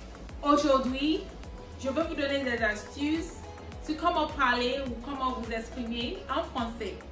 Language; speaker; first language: French; non-native, fluent; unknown